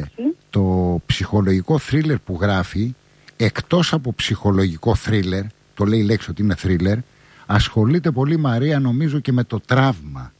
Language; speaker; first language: Greek; native; Greek